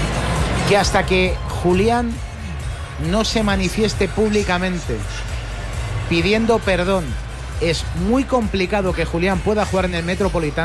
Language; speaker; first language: Spanish; native; Spanish